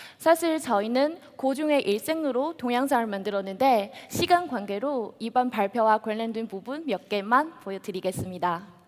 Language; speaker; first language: Korean; non-native, fluent; Chinese